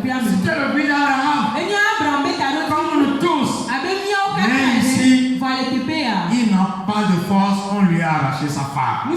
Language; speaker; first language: French; non-native, local second language; Ewe